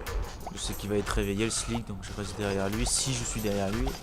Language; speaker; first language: French; native; French